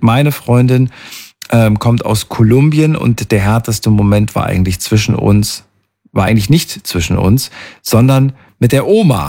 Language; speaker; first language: German; native; German